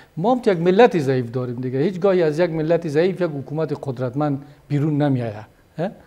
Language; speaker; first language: Persian; native; Persian